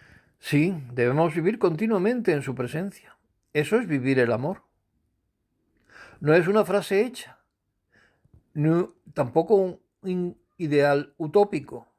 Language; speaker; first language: Spanish; native; Spanish